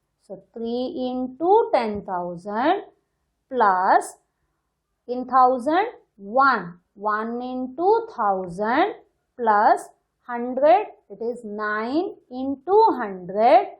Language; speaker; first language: English; non-native, local second language; Hindi